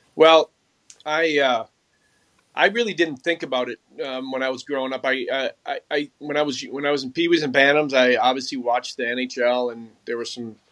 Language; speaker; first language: English; native; English